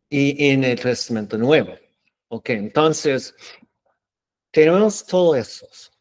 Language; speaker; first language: Spanish; non-native, learner; English